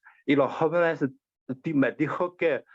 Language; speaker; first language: Spanish; non-native, learner; Chinese